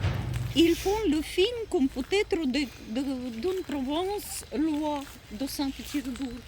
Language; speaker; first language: French; non-native, learner; Russian